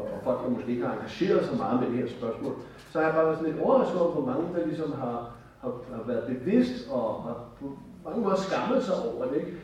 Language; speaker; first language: Danish; native; Danish